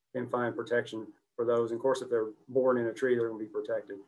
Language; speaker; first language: English; native; English